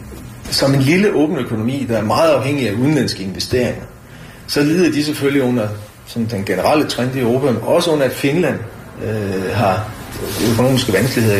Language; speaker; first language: Danish; native; Danish